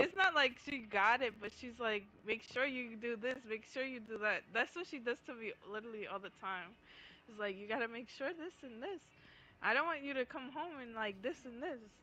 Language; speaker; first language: English; early bilingual, other home language; Spanish